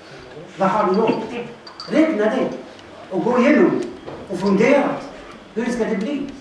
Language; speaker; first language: Swedish; non-native, fluent; Arabic